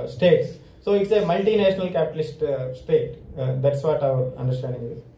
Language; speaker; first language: English; non-native, local second language; Telugu